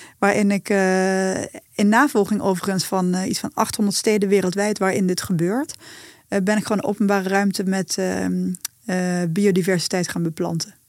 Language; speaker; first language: Dutch; native; Dutch